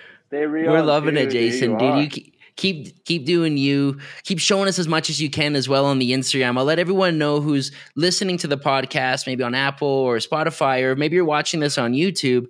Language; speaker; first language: English; native; English